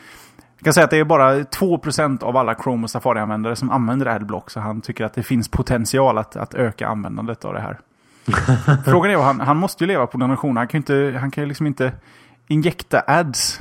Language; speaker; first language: Swedish; native; Swedish